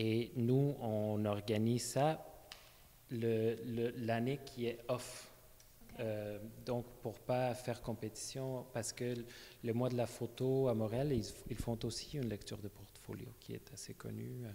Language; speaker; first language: French; non-native, fluent; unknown